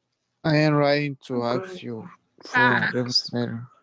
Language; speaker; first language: English; non-native, learner; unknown